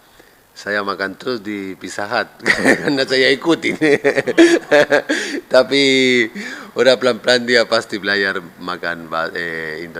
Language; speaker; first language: Indonesian; non-native, fluent; Spanish